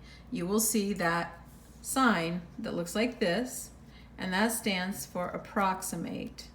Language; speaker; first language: English; native; English